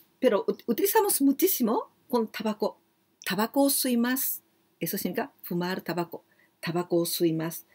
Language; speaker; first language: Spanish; non-native, learner; Japanese